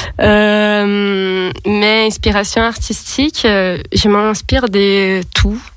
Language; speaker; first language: French; non-native, fluent; Portuguese